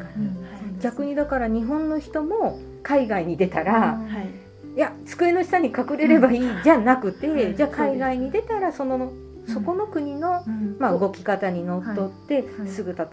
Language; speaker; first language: Japanese; native; Japanese